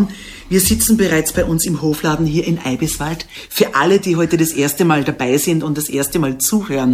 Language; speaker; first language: German; native; German